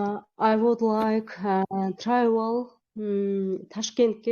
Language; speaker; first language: English; non-native, learner; Kyrgyz